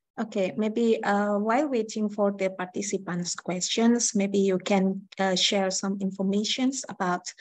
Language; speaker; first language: English; non-native, fluent; Indonesian